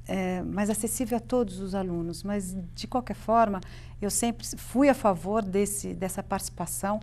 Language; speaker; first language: Portuguese; native; Portuguese